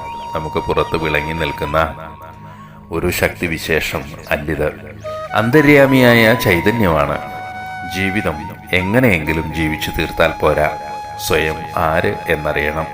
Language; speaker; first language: Malayalam; native; Malayalam